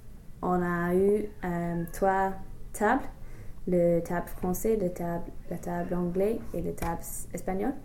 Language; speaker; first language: French; non-native, fluent; English